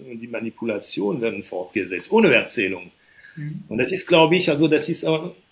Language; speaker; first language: German; non-native, fluent; French